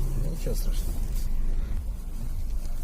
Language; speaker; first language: Russian; non-native, local second language; Uzbek